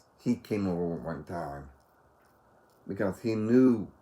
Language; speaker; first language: English; native; English